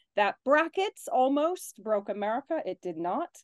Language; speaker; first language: English; native; English